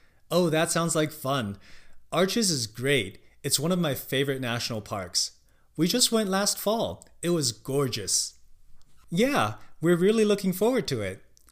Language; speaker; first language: English; non-native, fluent; Chinese